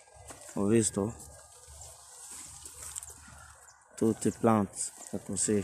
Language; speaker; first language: Italian; non-native, learner; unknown